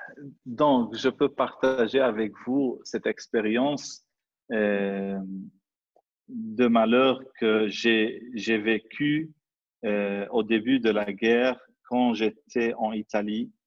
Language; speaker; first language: French; non-native, fluent; Arabic